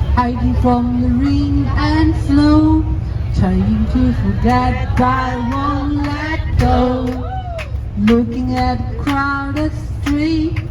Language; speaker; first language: English; non-native, learner; Chinese